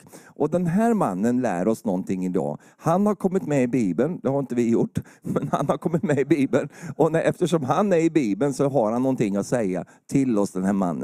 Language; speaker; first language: Swedish; native; Swedish